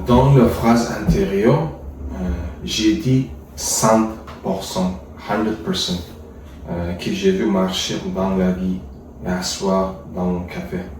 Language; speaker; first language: French; non-native, learner; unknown